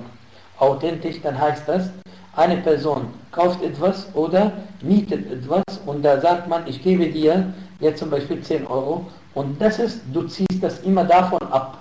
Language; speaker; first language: German; non-native, fluent; Arabic